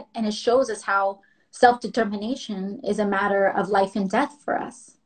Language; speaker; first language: English; native; English